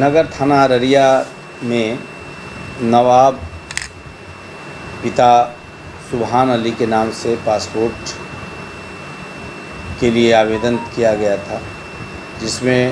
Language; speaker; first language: Hindi; native; Hindi